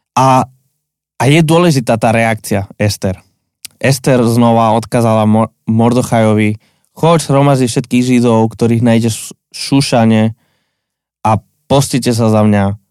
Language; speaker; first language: Slovak; non-native, fluent; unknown